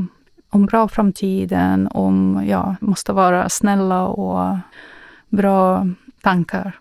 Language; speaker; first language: Swedish; non-native, learner; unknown